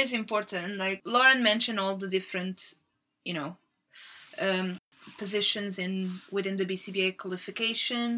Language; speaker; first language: English; non-native, fluent; Portuguese